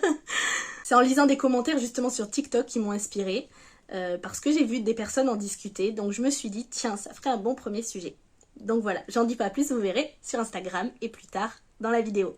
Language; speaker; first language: French; native; French